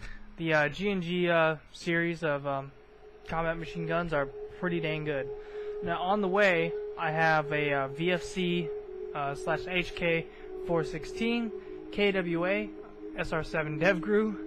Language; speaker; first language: English; native; English